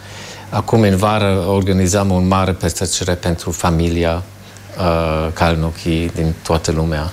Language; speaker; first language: Romanian; non-native, fluent; German